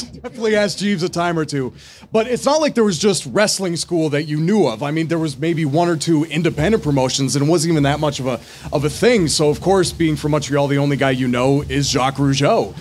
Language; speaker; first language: English; native; English